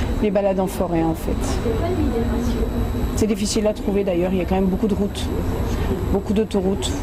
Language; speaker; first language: French; native; French